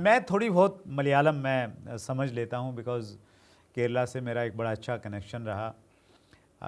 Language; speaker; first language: Hindi; native; Hindi